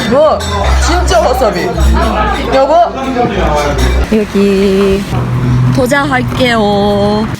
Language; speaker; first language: Korean; non-native, fluent; Japanese